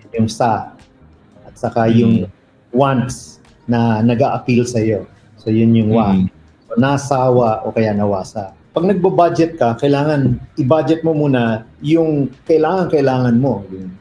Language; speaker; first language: Filipino; non-native, local second language; Iloko